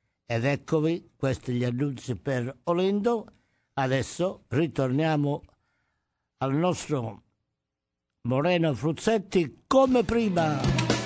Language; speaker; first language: Italian; native; Italian